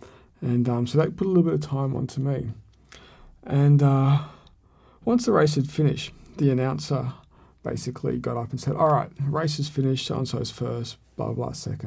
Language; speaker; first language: English; native; English